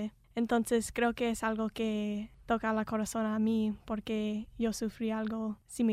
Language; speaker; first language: Spanish; early bilingual, heritage; Spanish